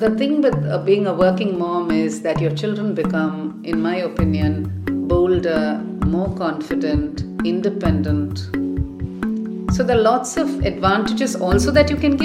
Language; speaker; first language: English; non-native, local second language; Tamil